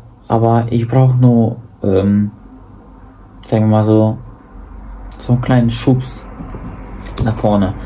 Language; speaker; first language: German; early bilingual, other home language; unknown